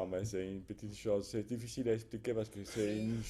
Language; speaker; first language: French; non-native, fluent; Italian